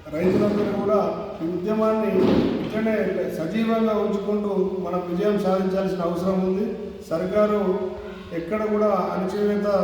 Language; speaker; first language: Telugu; native; Telugu